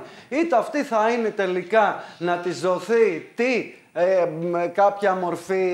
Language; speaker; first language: Greek; native; Greek